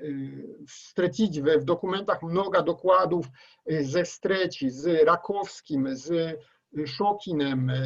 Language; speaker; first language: Russian; non-native, learner; Polish